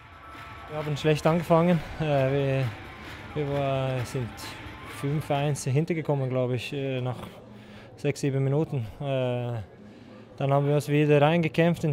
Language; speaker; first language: German; non-native, fluent; Norwegian